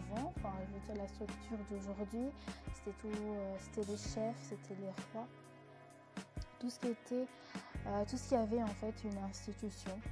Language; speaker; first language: French; native; French